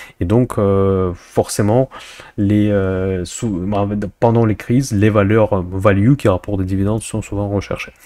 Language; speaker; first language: French; non-native, fluent; Russian